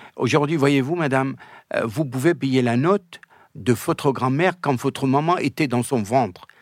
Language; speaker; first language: French; non-native, fluent; Arabic